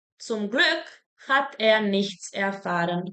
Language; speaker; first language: German; non-native, fluent; Serbian